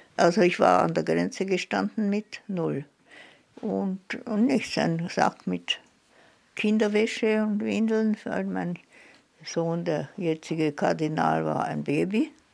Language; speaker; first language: German; native; German